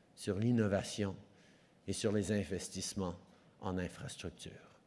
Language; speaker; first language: French; early bilingual, heritage; French